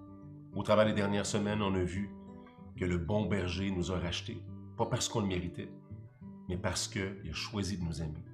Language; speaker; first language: French; native; French